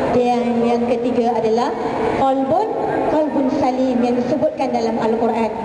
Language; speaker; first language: Malay; native; Malay